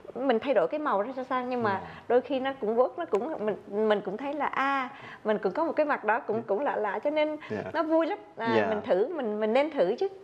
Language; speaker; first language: Vietnamese; native; Vietnamese